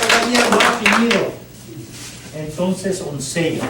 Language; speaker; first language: Spanish; non-native, learner; Chinese